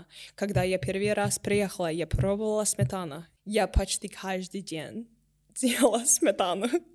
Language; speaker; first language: Russian; non-native, learner; English